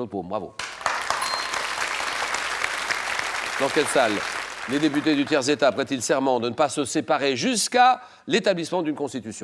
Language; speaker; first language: French; native; French